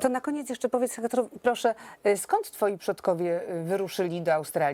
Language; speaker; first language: Polish; native; Polish